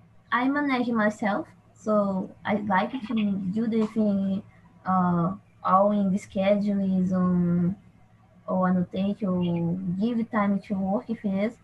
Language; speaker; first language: English; non-native, learner; Portuguese